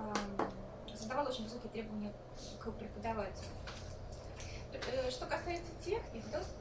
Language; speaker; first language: Russian; native; Russian